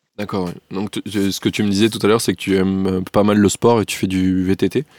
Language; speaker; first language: French; native; French